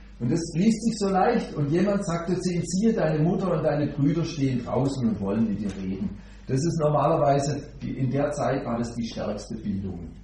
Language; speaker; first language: German; native; German